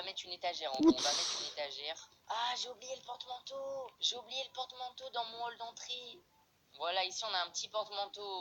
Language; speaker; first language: French; native; French